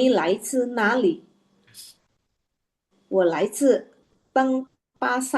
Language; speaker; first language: Chinese; non-native, learner; Indonesian